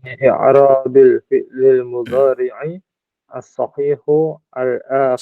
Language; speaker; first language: Arabic; non-native, learner; Indonesian